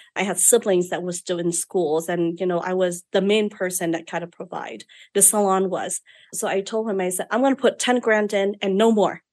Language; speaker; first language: English; non-native, fluent; Vietnamese